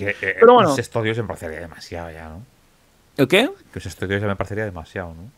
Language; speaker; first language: Spanish; native; Spanish